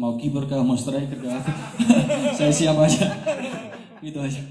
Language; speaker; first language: Indonesian; non-native, fluent; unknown